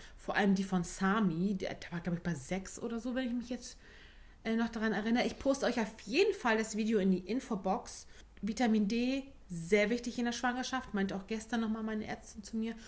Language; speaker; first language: German; early bilingual, other home language; Turkish